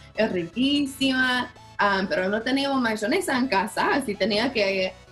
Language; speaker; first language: Spanish; non-native, learner; English